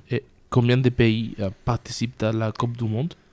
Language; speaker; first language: French; non-native, learner; Spanish